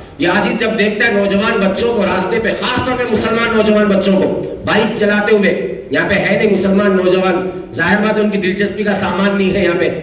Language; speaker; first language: Urdu; native; Urdu